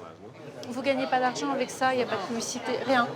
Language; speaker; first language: French; native; French